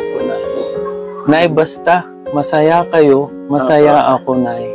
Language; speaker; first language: Filipino; non-native, learner; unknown